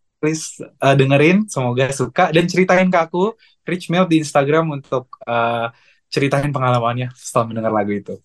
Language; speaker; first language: Indonesian; native; Indonesian